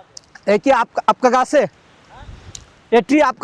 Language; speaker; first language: Hindi; non-native, learner; Bangla